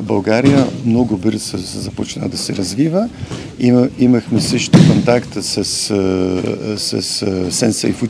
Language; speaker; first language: Bulgarian; non-native, learner; Polish